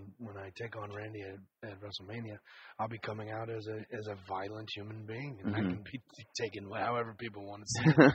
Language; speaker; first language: English; native; English